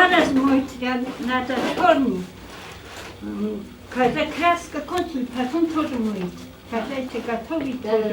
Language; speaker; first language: Russian; non-native, local second language; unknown